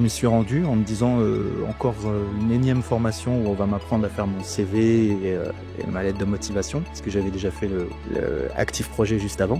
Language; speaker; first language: French; native; French